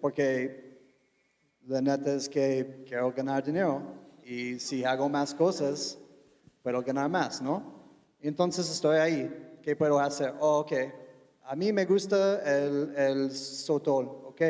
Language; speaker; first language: Spanish; non-native, fluent; English